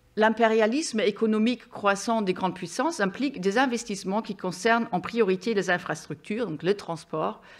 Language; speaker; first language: French; non-native, fluent; German